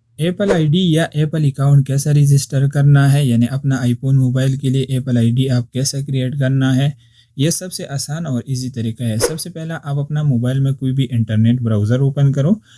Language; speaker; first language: Urdu; non-native, local second language; Pashto